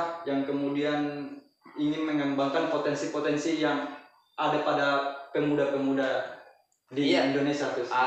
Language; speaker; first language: Indonesian; native; Indonesian